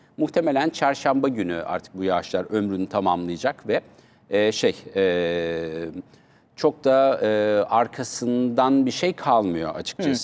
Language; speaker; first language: Turkish; native; Turkish